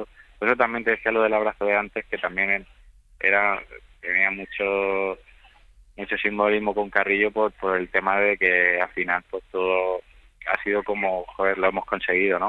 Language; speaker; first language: Spanish; native; Spanish